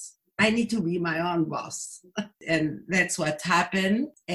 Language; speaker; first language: English; non-native, fluent; Spanish